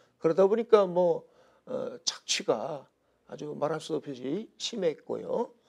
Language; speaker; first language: Korean; native; Korean